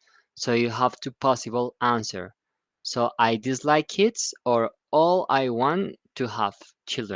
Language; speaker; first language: English; non-native, fluent; Spanish